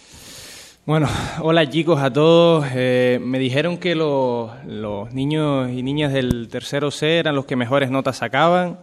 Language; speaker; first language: Spanish; native; Spanish